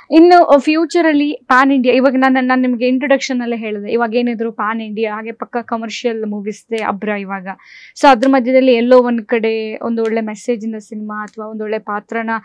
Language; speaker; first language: Kannada; non-native, local second language; Tulu